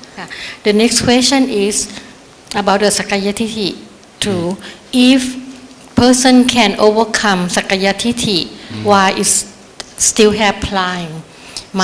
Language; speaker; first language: English; non-native, learner; Thai